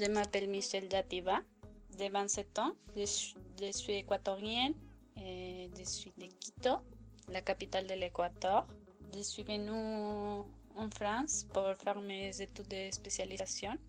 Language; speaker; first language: French; non-native, fluent; Spanish